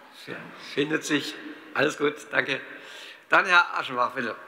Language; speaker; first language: German; native; German